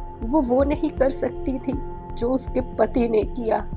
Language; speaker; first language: Hindi; native; Hindi